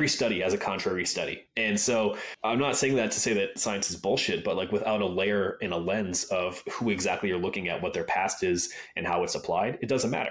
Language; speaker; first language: English; native; English